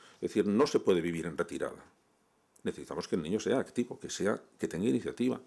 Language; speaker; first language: Spanish; native; Spanish